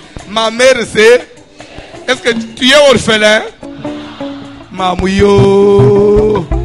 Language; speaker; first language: French; non-native, local second language; Lingala